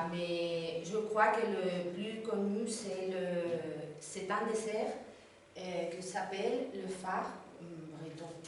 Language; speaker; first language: French; non-native, learner; Spanish